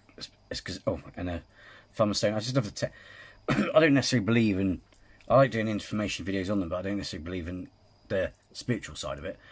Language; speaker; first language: English; native; English